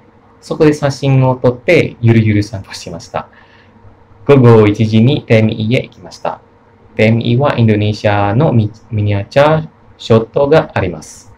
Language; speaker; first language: Japanese; non-native, learner; Indonesian